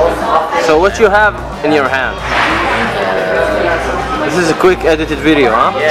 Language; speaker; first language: English; non-native, fluent; Arabic